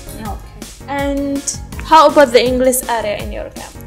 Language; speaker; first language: English; non-native, fluent; Indonesian